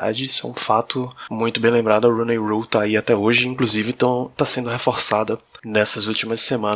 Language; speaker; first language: Portuguese; native; Portuguese